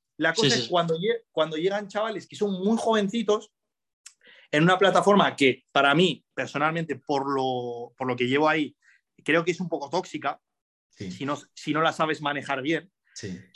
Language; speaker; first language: Spanish; early bilingual, other home language; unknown